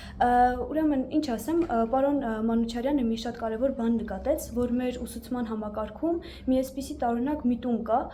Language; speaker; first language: Armenian; native; Armenian